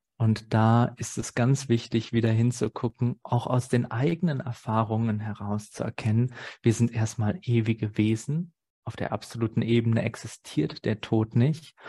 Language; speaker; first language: German; native; German